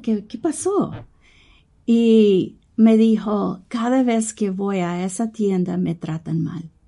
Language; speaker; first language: Spanish; non-native, fluent; English